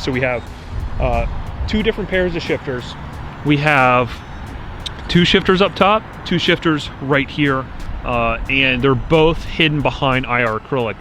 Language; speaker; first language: English; native; English